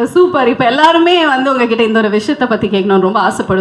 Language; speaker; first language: Tamil; native; Tamil